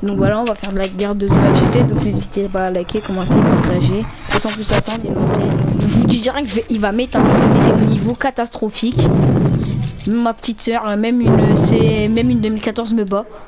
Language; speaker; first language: French; native; French